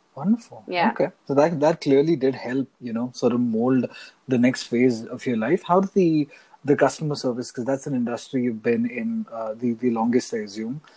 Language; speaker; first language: English; non-native, local second language; Hindi